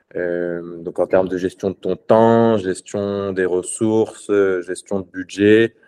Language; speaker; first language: French; non-native, local second language; Arabic